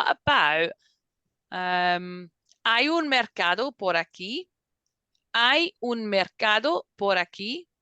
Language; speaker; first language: Spanish; non-native, fluent; English